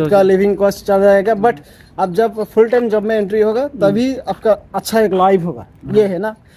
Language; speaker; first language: Hindi; non-native, fluent; Bangla